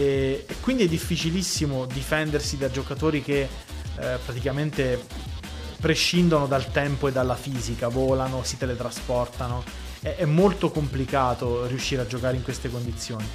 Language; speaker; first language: Italian; native; Italian